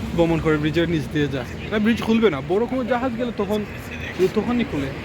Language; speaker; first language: Bangla; non-native, local second language; Sylheti